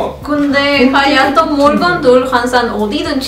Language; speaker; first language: Korean; non-native, learner; Spanish